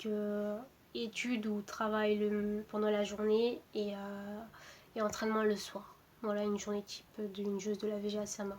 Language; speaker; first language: French; early bilingual, other home language; Portuguese